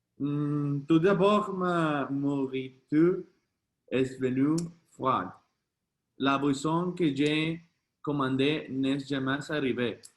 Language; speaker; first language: French; non-native, learner; Spanish